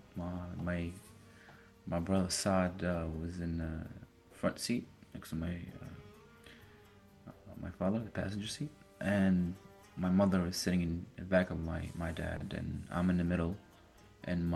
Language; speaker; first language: English; early bilingual, other home language; Arabic